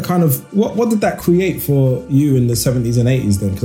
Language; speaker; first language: English; native; English